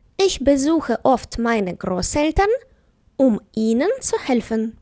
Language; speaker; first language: German; non-native, fluent; Ukrainian